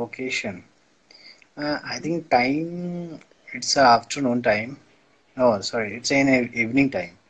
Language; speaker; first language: English; non-native, learner; Indonesian